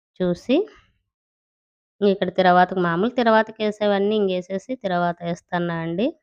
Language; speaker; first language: Telugu; native; Telugu